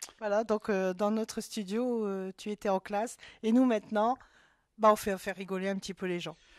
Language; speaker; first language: French; native; French